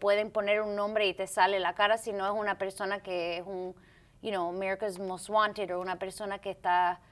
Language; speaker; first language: Spanish; early bilingual, heritage; Spanish